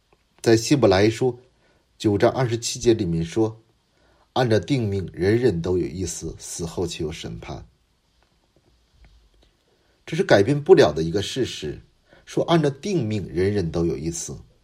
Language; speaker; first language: Chinese; non-native, fluent; Korean